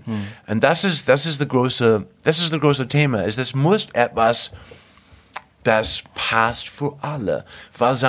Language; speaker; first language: German; non-native, fluent; English